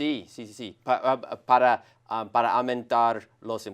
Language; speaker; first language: Spanish; non-native, learner; English